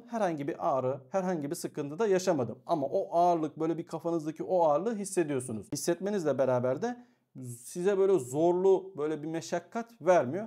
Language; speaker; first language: Turkish; native; Turkish